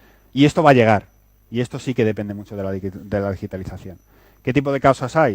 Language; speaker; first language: Spanish; native; Spanish